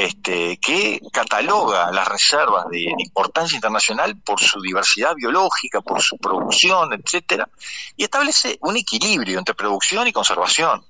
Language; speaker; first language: Spanish; native; Spanish